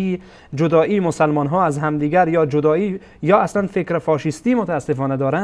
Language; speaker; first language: Persian; native; Persian